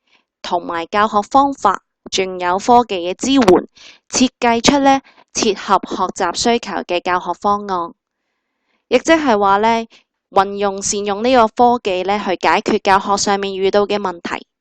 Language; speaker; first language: Cantonese; native; Cantonese